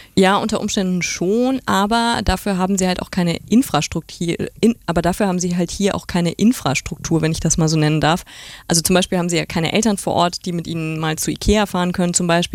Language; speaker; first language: German; native; German